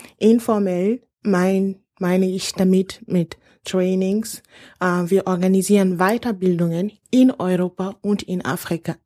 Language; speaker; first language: German; non-native, fluent; Bambara